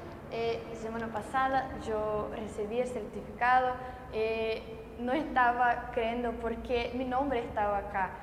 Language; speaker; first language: Spanish; non-native, fluent; Portuguese